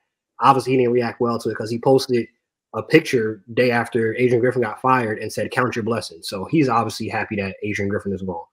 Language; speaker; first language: English; native; English